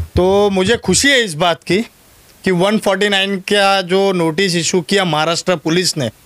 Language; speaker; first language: Hindi; non-native, local second language; Urdu